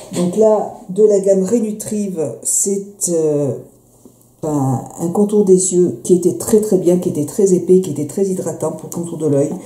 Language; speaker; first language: French; native; French